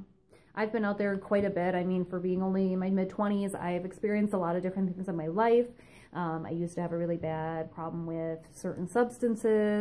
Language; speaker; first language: English; native; English